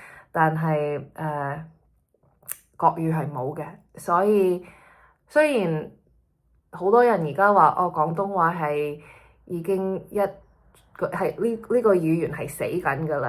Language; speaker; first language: Cantonese; early bilingual, heritage; Cantonese